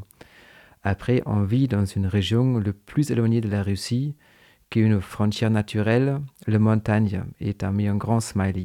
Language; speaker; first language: French; native; French